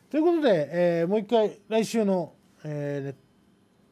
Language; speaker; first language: Japanese; native; Japanese